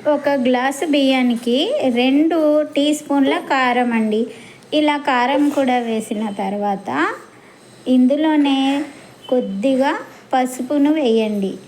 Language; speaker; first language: Telugu; non-native, local second language; Urdu